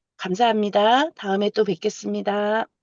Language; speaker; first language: Korean; native; Korean